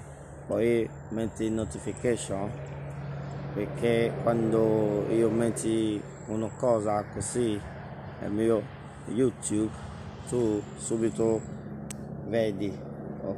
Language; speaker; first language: Italian; non-native, learner; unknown